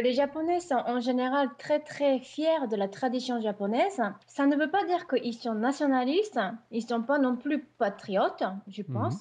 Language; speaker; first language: French; non-native, fluent; Japanese